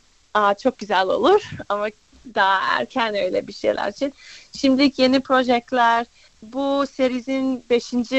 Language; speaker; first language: Turkish; early bilingual, other home language; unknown